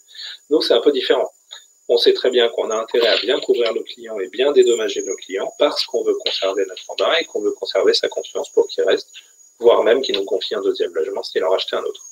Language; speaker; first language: French; native; French